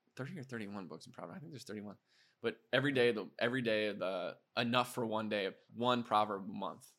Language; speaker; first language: English; native; English